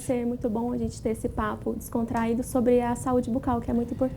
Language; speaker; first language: Portuguese; native; Portuguese